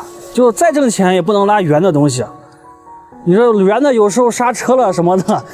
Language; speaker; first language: Chinese; native; Chinese